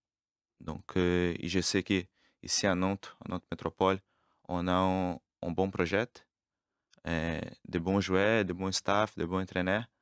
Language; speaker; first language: French; non-native, learner; Portuguese